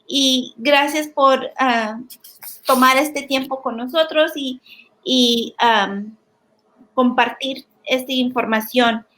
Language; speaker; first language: Spanish; early bilingual, heritage; Spanish